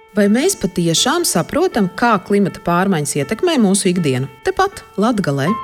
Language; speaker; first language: Latvian; native; Latvian